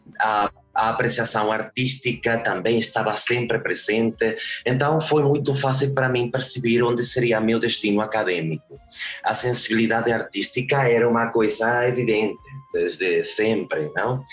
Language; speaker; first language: Portuguese; early bilingual, heritage; Spanish